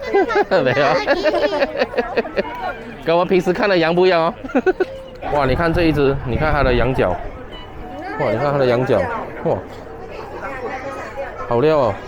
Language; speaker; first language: Chinese; native; Chinese